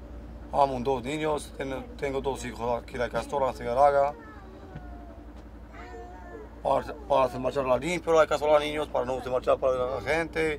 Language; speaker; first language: Spanish; non-native, learner; Romanian